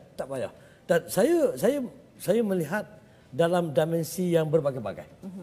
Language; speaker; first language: Malay; native; Malay